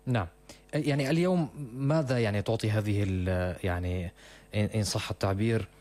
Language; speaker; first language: Arabic; native; Arabic